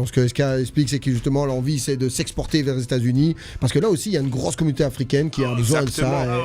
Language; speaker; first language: French; native; French